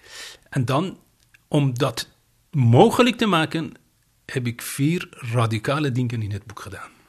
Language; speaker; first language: Dutch; non-native, fluent; Persian